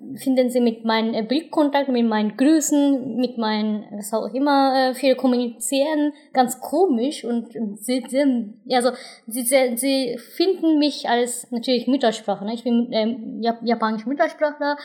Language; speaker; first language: German; non-native, fluent; Japanese